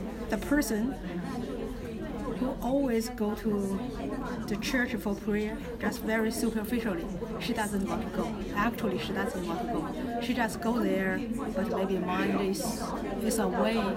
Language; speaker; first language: English; non-native, fluent; Chinese